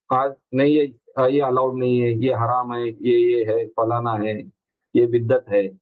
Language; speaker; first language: Hindi; non-native, local second language; Marathi